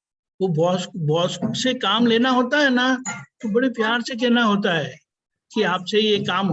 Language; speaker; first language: Hindi; non-native, local second language; Gujarati